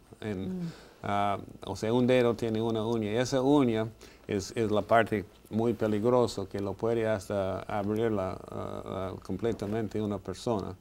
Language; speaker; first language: Spanish; non-native, fluent; English